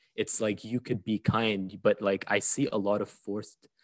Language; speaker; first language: English; early bilingual, other home language; Arabic